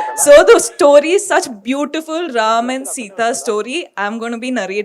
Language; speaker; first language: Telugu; non-native, fluent; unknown